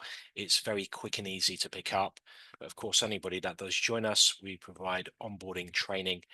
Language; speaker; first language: English; native; English